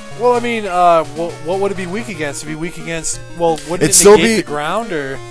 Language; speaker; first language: English; native; English